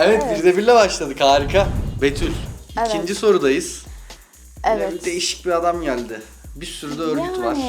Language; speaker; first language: Turkish; native; Turkish